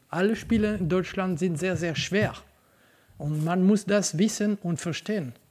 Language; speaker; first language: German; non-native, local second language; French